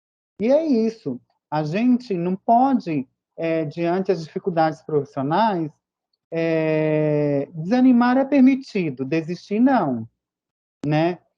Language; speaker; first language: Portuguese; native; Portuguese